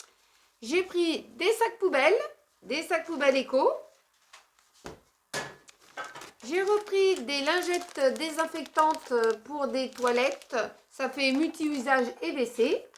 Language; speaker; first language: French; native; French